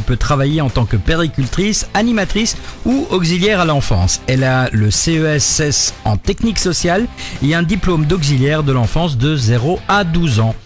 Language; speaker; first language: French; native; French